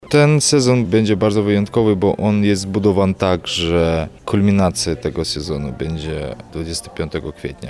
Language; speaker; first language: Polish; non-native, fluent; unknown